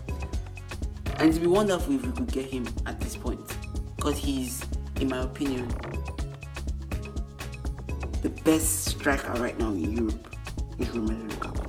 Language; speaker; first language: English; non-native, local second language; Yoruba